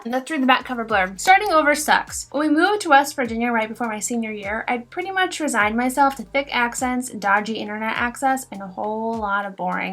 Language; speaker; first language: English; native; English